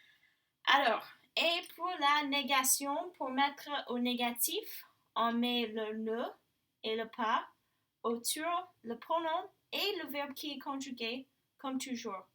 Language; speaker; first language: French; non-native, fluent; English